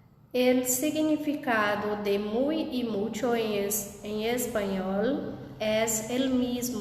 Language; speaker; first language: Spanish; non-native, fluent; Portuguese